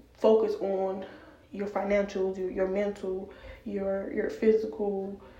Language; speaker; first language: English; native; English